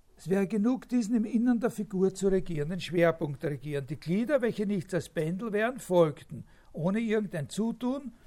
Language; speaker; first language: German; native; German